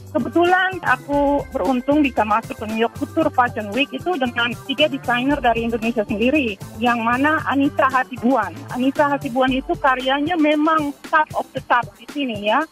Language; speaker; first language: Indonesian; native; Indonesian